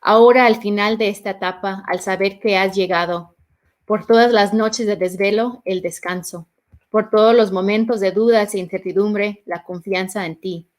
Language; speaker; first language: Spanish; early bilingual, heritage; Spanish